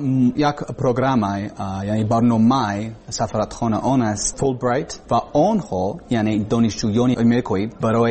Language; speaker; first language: Persian; non-native, learner; English